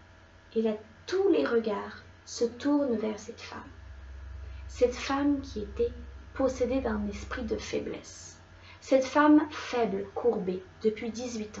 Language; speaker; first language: French; native; French